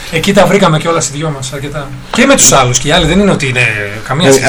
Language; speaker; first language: Greek; native; Greek